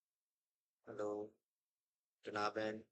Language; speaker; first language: German; non-native, fluent; Bangla